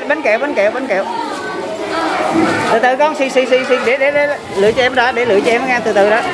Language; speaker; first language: Vietnamese; native; Vietnamese